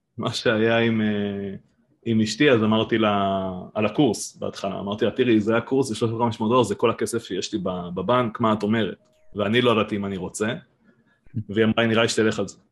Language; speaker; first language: Hebrew; native; Hebrew